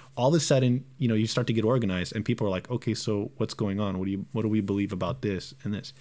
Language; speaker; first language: English; early bilingual, other home language; Romanian